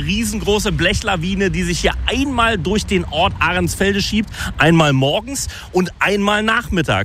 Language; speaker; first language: German; native; German